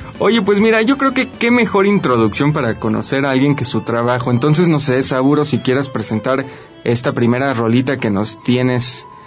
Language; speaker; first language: Spanish; native; Spanish